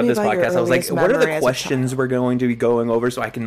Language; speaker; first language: English; native; English